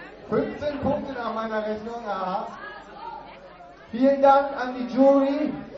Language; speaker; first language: German; native; German